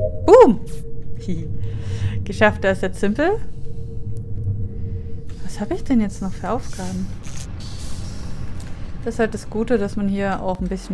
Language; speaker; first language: German; native; German